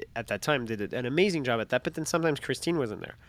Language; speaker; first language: English; non-native, fluent; French